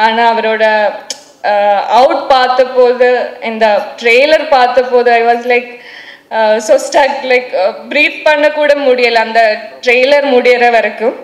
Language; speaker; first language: Tamil; non-native, learner; Malayalam